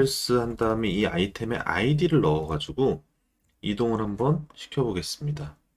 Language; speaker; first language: Korean; native; Korean